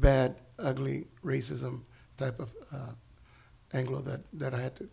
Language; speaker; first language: English; early bilingual, other home language; Spanish